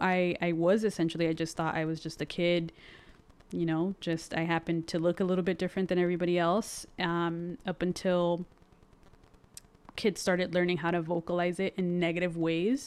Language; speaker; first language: English; early bilingual, other home language; Spanish